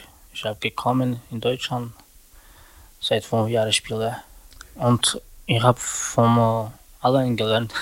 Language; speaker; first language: German; non-native, learner; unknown